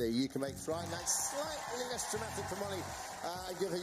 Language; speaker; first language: English; native; English